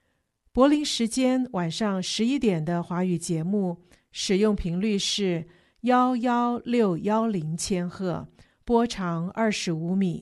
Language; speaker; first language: Chinese; native; Chinese